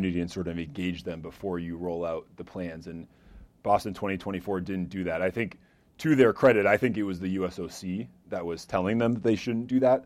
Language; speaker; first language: English; native; English